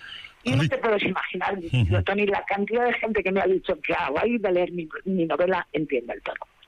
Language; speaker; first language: Spanish; native; Spanish